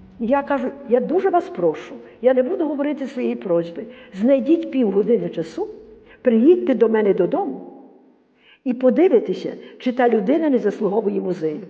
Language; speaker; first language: Ukrainian; native; Ukrainian